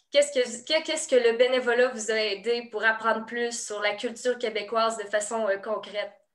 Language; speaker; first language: French; native; French